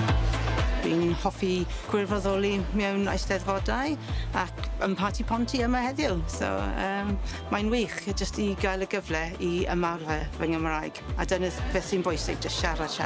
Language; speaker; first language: Welsh; non-native, local second language; English